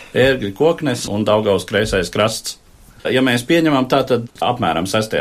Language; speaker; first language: Latvian; native; Latvian